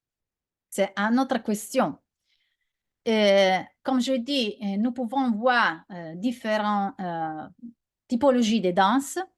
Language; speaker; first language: French; non-native, learner; Italian